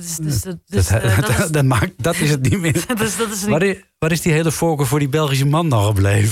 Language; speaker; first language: Dutch; native; Dutch